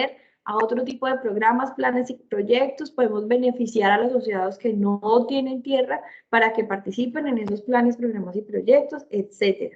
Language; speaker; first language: Spanish; native; Spanish